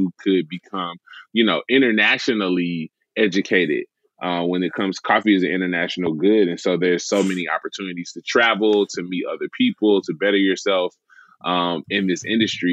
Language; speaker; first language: English; native; English